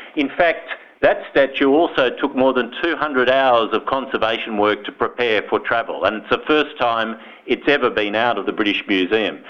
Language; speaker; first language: English; native; English